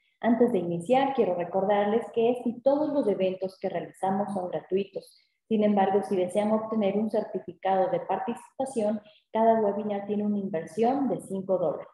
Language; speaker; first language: Spanish; native; Spanish